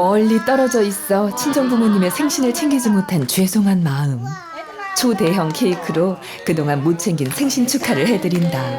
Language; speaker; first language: Korean; native; Korean